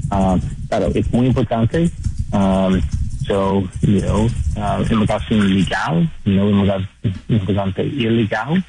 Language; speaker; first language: Spanish; non-native, learner; English